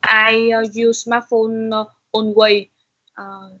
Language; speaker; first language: English; non-native, learner; Vietnamese